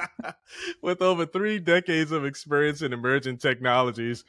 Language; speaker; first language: English; native; English